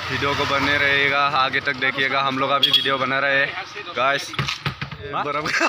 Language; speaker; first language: Hindi; non-native, local second language; Assamese